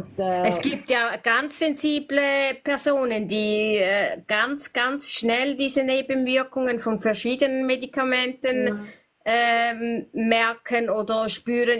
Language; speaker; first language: German; native; German